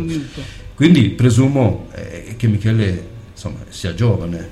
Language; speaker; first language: Italian; native; Italian